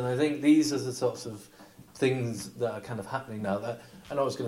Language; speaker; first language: English; native; English